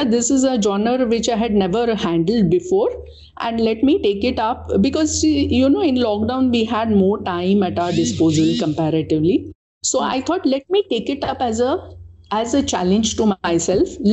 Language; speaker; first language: English; non-native, local second language; Marathi